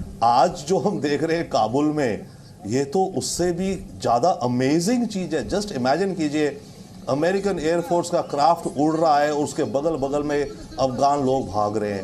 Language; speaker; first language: Hindi; native; Hindi